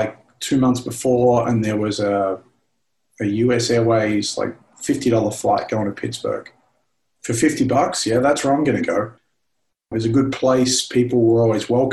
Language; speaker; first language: English; native; English